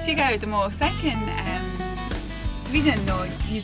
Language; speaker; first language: Japanese; non-native, learner; English